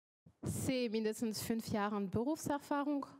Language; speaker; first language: German; non-native, fluent; French